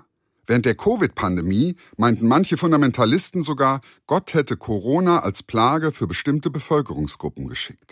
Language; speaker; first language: German; native; German